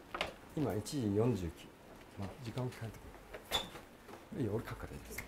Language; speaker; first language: Japanese; native; Japanese